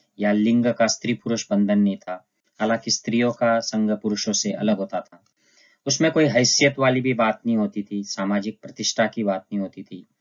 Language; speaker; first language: Hindi; non-native, local second language; Marathi